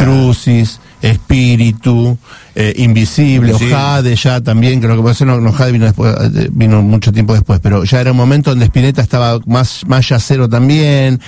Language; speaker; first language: Spanish; native; Spanish